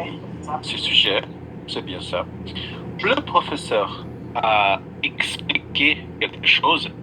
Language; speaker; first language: French; non-native, fluent; Portuguese